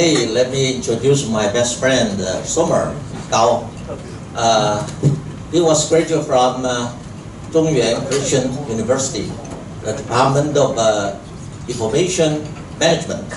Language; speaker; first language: English; non-native, local second language; Chinese